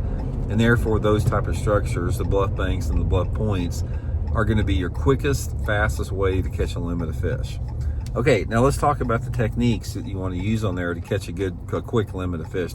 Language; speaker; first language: English; native; English